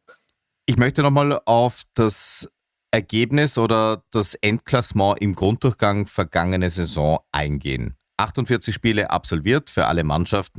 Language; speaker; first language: German; native; German